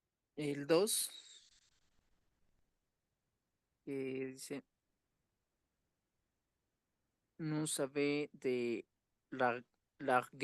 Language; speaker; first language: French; non-native, learner; Spanish